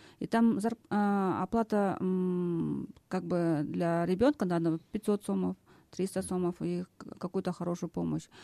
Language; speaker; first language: Russian; non-native, local second language; Kyrgyz